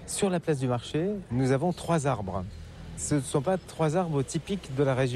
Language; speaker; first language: French; native; French